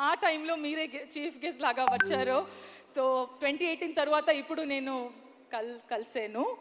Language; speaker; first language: Telugu; non-native, learner; Kannada